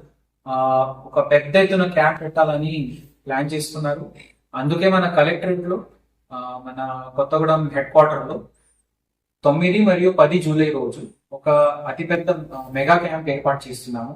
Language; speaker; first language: Telugu; non-native, fluent; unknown